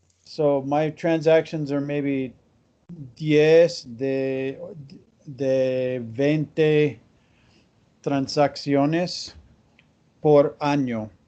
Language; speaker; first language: Spanish; non-native, learner; English